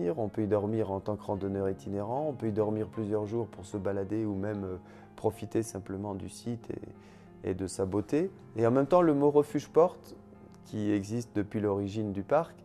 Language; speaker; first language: French; native; French